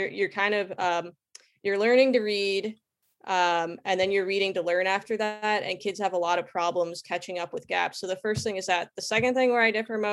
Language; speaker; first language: English; native; English